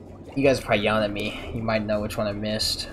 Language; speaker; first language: English; native; English